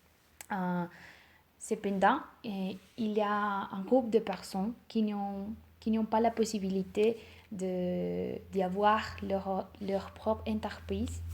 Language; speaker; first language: French; non-native, learner; Spanish